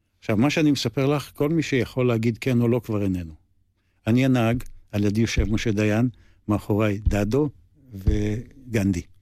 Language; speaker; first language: Hebrew; native; Hebrew